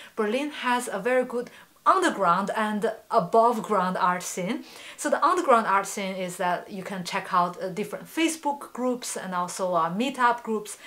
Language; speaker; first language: English; non-native, fluent; Chinese